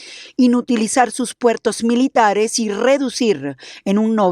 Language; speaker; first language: Spanish; native; Spanish